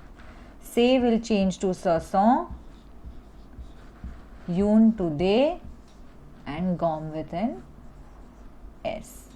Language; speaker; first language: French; non-native, fluent; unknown